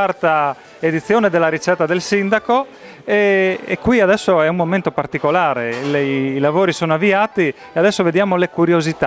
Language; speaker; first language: Italian; native; Italian